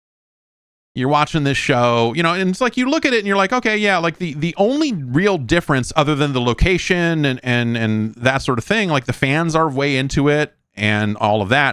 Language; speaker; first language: English; native; English